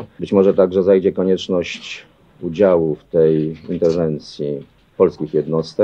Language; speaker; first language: Polish; native; Polish